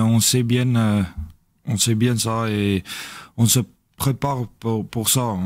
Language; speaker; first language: French; non-native, learner; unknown